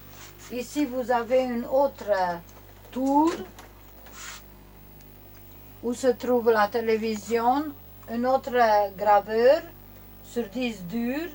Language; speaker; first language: French; non-native, learner; Romanian